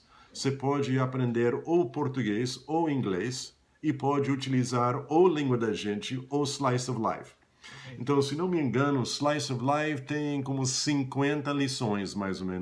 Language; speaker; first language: Portuguese; non-native, fluent; English